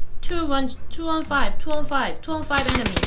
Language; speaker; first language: English; non-native, learner; Korean